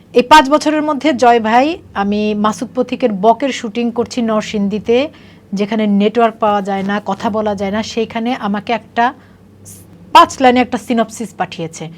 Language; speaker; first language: Bangla; native; Bangla